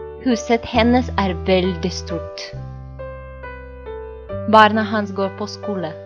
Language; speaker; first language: Norwegian; non-native, fluent; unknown